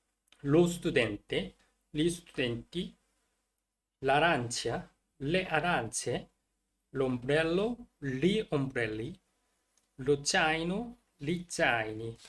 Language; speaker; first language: Italian; non-native, learner; Korean